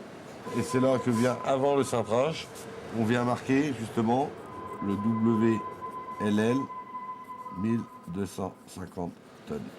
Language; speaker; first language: French; native; French